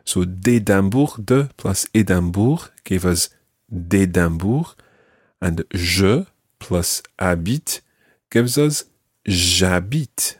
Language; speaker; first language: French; non-native, fluent; English